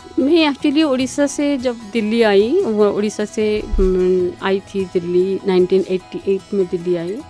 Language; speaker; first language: Hindi; non-native, local second language; Odia